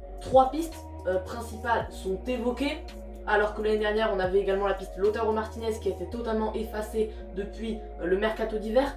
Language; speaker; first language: French; native; French